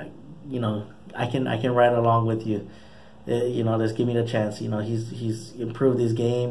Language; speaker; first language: English; native; English